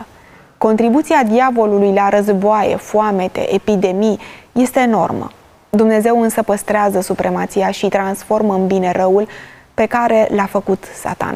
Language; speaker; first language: Romanian; native; Romanian